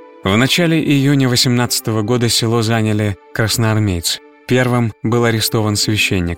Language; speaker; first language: Russian; native; Russian